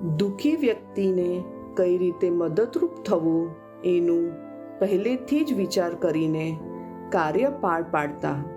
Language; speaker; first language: Gujarati; non-native, local second language; Kachhi